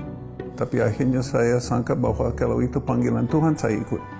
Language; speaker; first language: Indonesian; non-native, fluent; English